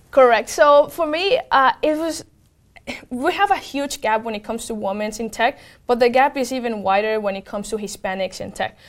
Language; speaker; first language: English; non-native, fluent; Spanish